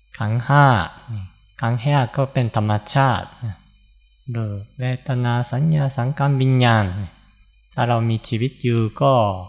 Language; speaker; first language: Thai; non-native, fluent; Japanese